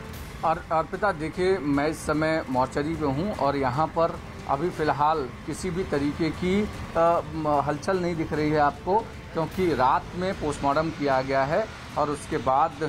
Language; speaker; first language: Hindi; native; Hindi